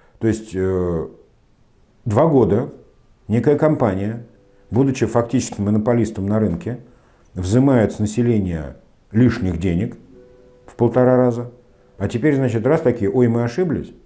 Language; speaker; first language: Russian; native; Russian